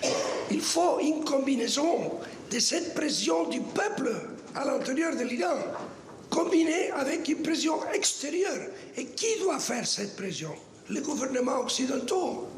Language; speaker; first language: French; non-native, fluent; Spanish